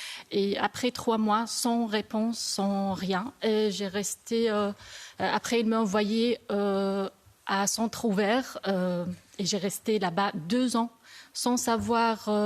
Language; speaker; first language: French; non-native, learner; Arabic